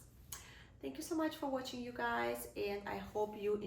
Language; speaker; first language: English; non-native, fluent; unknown